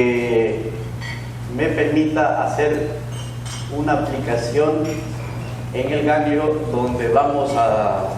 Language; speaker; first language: Spanish; native; Spanish